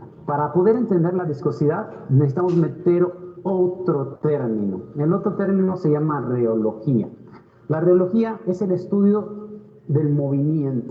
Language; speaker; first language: Spanish; native; Spanish